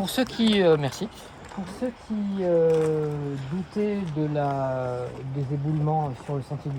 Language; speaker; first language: French; native; French